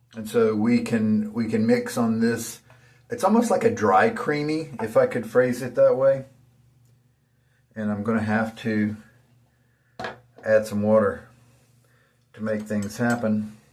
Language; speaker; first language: English; native; English